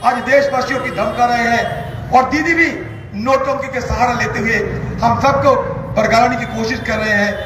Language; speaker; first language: Hindi; non-native, local second language; Bangla